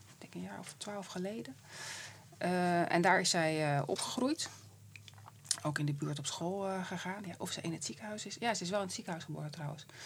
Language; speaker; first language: Dutch; native; Dutch